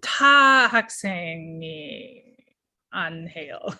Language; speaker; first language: Korean; non-native, learner; English